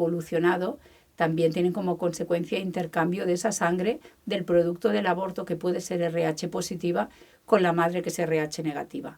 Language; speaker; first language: Spanish; native; Spanish